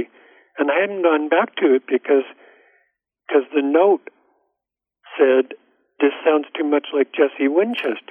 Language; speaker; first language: English; native; English